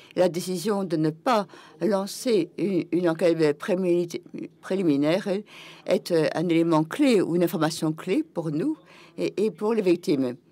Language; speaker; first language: French; non-native, fluent; German